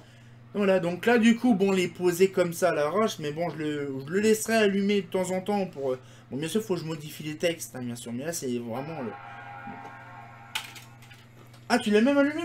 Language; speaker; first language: French; native; French